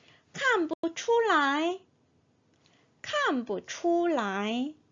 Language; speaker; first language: Chinese; non-native, fluent; Korean